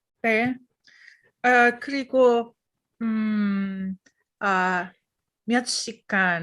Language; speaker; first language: Korean; non-native, learner; English